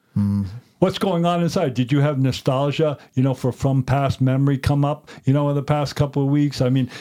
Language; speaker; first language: English; native; English